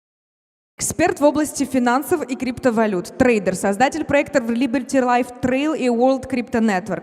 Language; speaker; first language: Russian; native; Russian